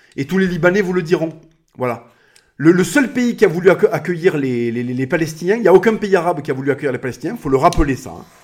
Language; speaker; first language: French; native; French